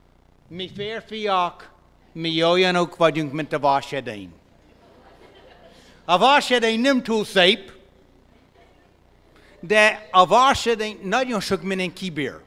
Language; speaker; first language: Hungarian; non-native, fluent; English